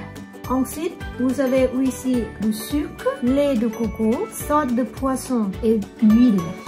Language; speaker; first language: French; non-native, learner; Thai